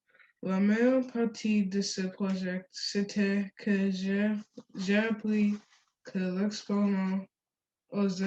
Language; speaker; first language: French; non-native, fluent; English